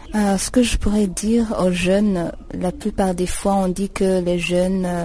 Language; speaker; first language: French; non-native, local second language; Rundi